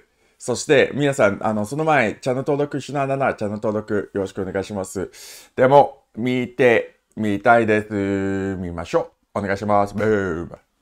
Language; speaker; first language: Japanese; non-native, learner; English